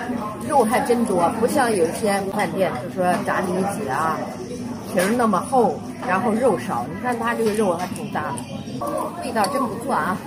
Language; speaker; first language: Chinese; native; Chinese